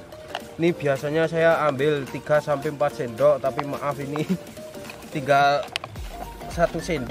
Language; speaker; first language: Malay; non-native, local second language; Javanese